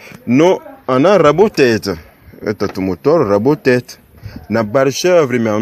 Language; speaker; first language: Russian; non-native, learner; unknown